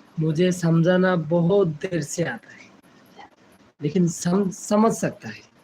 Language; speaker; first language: Hindi; non-native, learner; Bangla